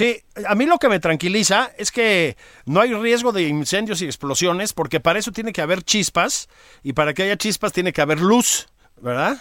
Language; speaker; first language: Spanish; native; Spanish